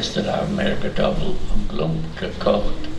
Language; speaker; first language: German; early bilingual, heritage; German